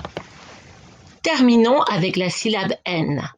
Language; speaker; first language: French; native; French